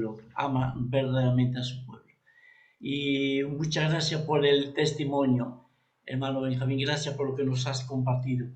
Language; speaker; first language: Spanish; native; Spanish